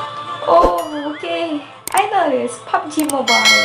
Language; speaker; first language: English; non-native, learner; Indonesian